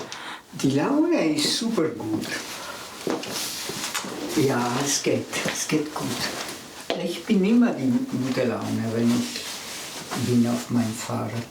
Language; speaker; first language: German; non-native, learner; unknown